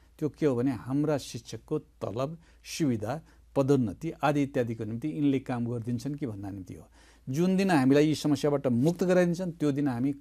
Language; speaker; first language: Nepali; native; Nepali